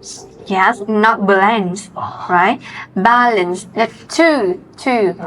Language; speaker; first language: English; non-native, fluent; Vietnamese